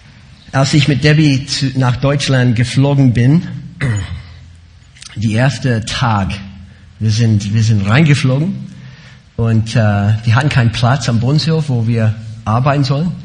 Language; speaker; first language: German; non-native, fluent; English